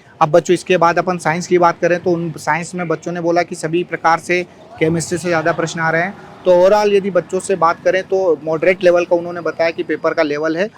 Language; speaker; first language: Hindi; native; Hindi